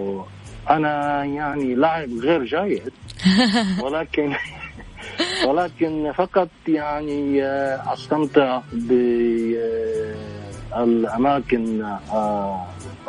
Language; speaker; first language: Arabic; non-native, fluent; Japanese